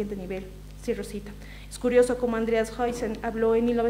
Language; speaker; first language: Spanish; native; Spanish